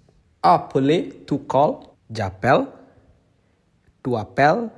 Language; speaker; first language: French; non-native, fluent; Indonesian